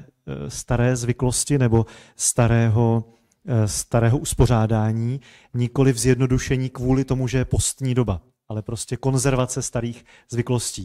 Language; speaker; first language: Czech; native; Czech